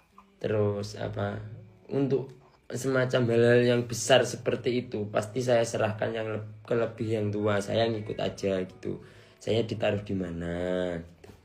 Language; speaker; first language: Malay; non-native, local second language; Javanese